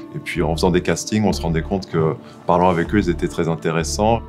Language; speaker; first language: French; native; French